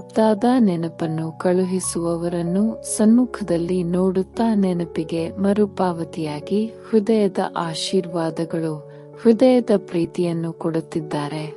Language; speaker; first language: Kannada; native; Kannada